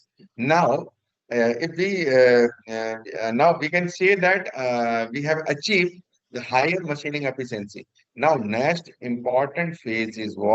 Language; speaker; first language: English; non-native, local second language; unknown